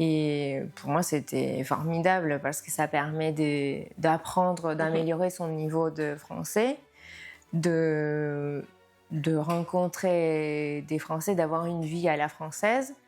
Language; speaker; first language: French; non-native, fluent; Spanish